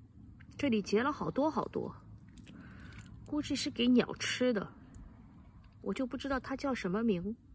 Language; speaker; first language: Chinese; native; Chinese